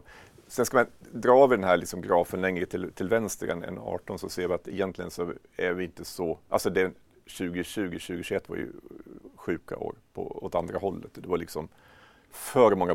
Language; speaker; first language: Swedish; native; Swedish